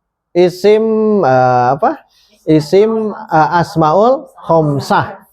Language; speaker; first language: Arabic; non-native, fluent; Indonesian